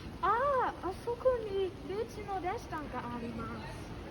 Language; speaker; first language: Japanese; non-native, learner; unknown